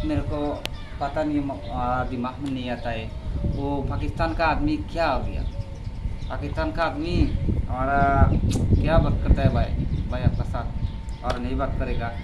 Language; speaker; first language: Hindi; non-native, learner; Bangla